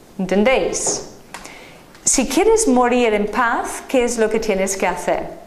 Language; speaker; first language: Spanish; non-native, fluent; English